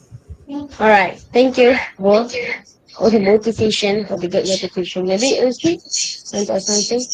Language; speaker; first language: English; non-native, learner; Indonesian